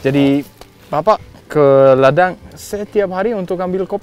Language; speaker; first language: Indonesian; non-native, learner; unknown